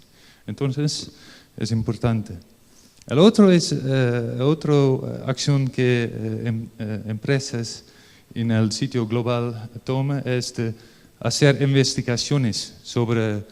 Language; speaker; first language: Spanish; non-native, learner; Dutch